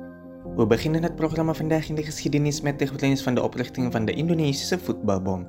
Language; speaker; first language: Dutch; non-native, fluent; Indonesian